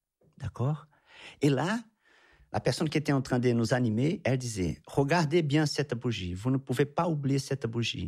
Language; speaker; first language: French; non-native, fluent; Portuguese